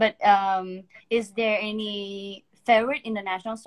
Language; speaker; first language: English; non-native, fluent; Thai